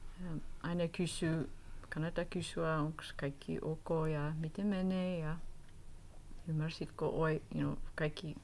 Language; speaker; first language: Finnish; non-native, learner; English